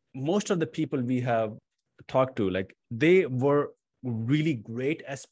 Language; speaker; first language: English; non-native, local second language; Hindi